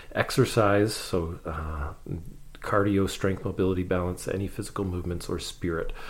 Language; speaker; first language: English; native; English